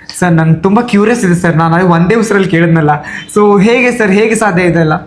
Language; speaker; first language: Kannada; native; Kannada